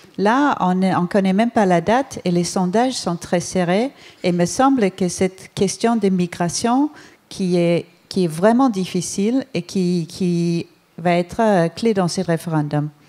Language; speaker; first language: French; non-native, fluent; Danish